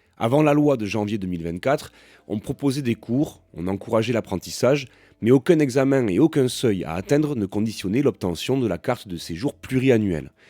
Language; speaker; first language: French; native; French